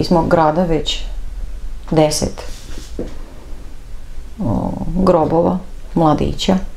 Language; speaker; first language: Serbian; non-native, fluent; Armenian